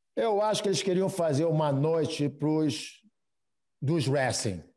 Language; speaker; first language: Portuguese; native; Portuguese